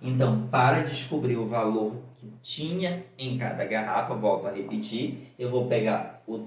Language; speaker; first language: Portuguese; native; Portuguese